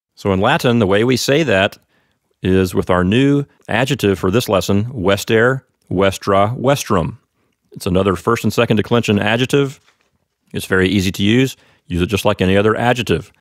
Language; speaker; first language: English; native; English